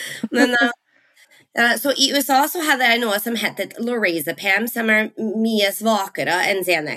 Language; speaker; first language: Norwegian; non-native, fluent; English